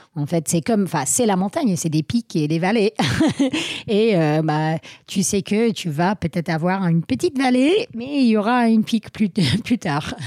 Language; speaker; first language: French; non-native, fluent; English